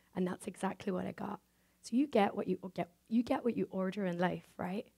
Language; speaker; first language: English; native; English